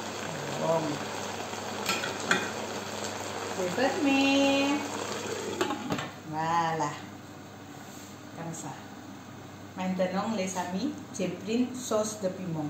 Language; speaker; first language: French; non-native, learner; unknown